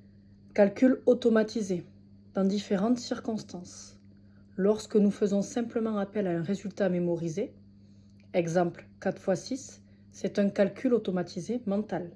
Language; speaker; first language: French; native; French